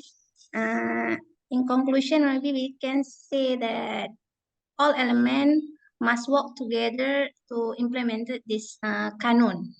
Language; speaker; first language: English; non-native, fluent; Indonesian